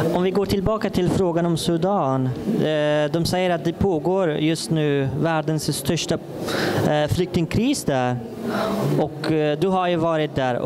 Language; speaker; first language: Swedish; non-native, fluent; Persian